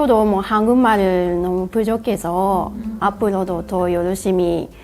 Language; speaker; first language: Korean; non-native, learner; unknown